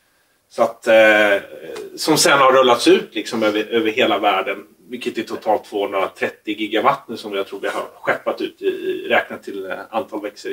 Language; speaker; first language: Swedish; native; Swedish